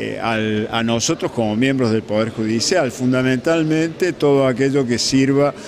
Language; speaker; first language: Spanish; native; Spanish